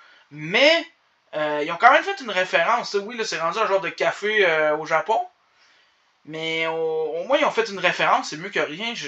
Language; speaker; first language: French; native; French